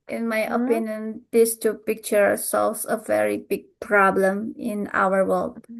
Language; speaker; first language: English; non-native, fluent; Indonesian